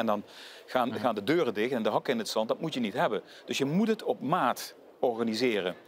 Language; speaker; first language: Dutch; native; Dutch